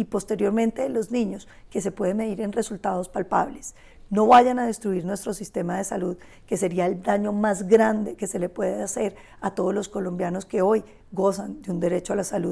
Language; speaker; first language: Spanish; native; Spanish